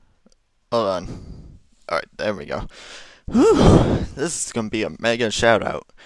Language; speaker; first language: English; native; English